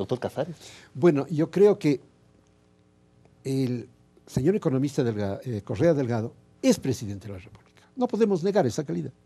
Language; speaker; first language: Spanish; native; Spanish